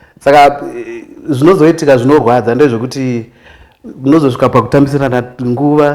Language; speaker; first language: Shona; non-native, local second language; North Ndebele